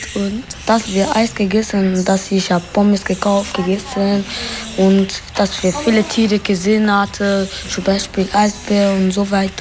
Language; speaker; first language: German; non-native, learner; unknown